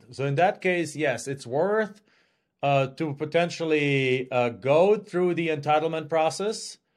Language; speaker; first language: English; non-native, fluent; German